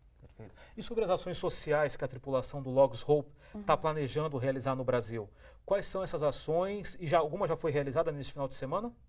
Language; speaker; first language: Portuguese; native; Portuguese